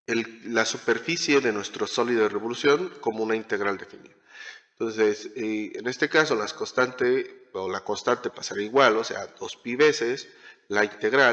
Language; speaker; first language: Spanish; native; Spanish